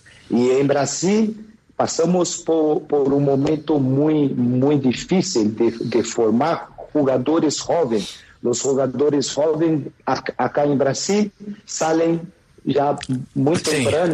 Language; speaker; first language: Spanish; non-native, fluent; Portuguese